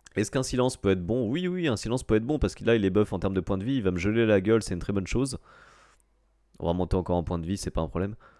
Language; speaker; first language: French; native; French